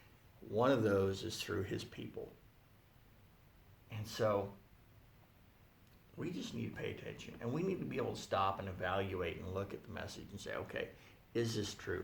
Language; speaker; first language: English; native; English